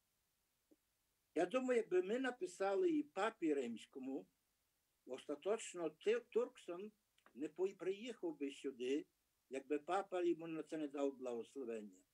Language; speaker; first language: Ukrainian; early bilingual, heritage; Ukrainian